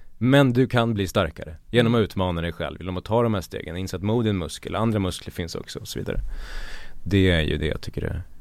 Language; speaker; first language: Swedish; native; Swedish